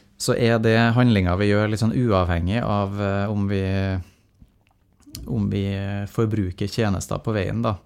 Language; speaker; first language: Norwegian; native; Norwegian